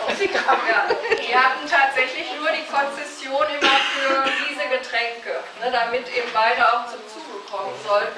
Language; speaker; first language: German; native; German